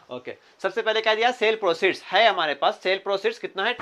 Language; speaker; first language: Hindi; non-native, local second language; Kannada